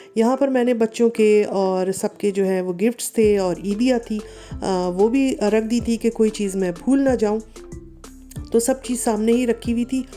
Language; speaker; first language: Urdu; native; Urdu